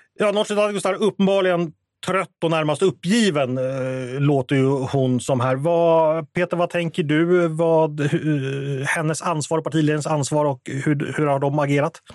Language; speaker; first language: Swedish; native; Swedish